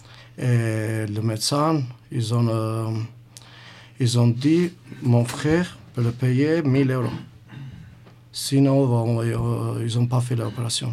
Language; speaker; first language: French; non-native, learner; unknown